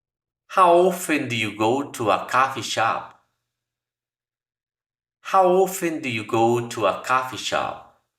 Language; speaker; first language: English; non-native, fluent; Spanish